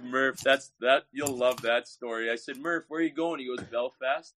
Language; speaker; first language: English; native; English